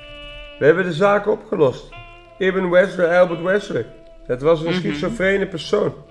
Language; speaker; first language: Dutch; native; Dutch